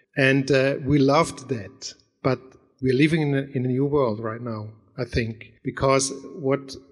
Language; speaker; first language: English; non-native, fluent; German